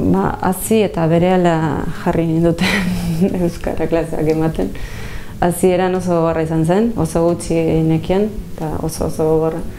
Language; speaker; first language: Basque; non-native, fluent; Spanish